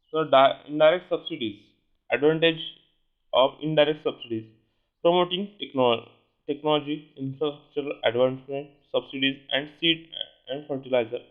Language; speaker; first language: English; non-native, local second language; Marathi